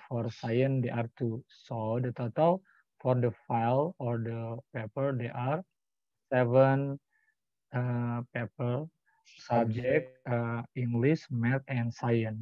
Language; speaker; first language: English; non-native, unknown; Indonesian